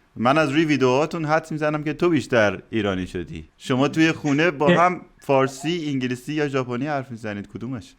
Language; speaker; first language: Persian; native; Persian